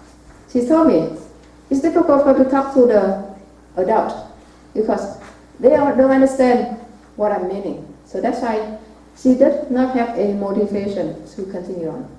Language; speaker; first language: English; non-native, learner; Vietnamese